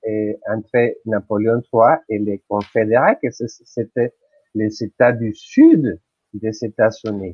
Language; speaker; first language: French; non-native, fluent; Spanish